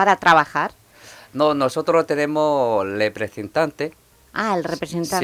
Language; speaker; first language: Spanish; non-native, learner; Chinese